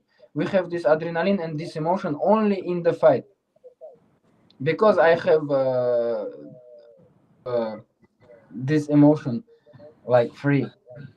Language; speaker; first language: English; non-native, learner; Uzbek